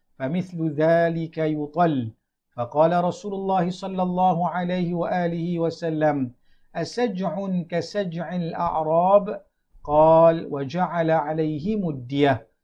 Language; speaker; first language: Arabic; non-native, fluent; Malay